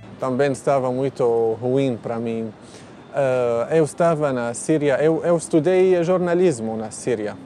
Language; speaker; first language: Portuguese; non-native, learner; Arabic